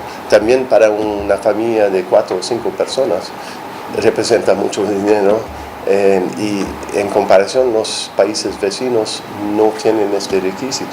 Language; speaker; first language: Spanish; non-native, fluent; English